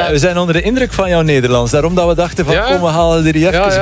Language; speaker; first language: Dutch; native; Dutch